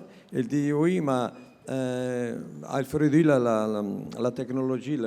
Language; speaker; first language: French; non-native, learner; Italian